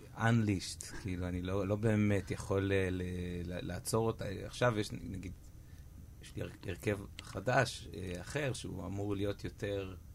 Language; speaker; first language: Hebrew; native; Hebrew